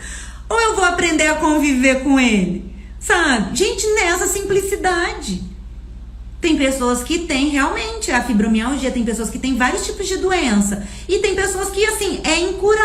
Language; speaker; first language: Portuguese; native; Portuguese